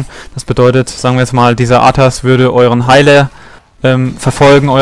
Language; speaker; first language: German; native; German